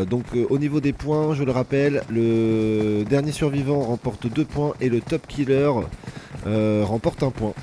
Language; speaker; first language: French; native; French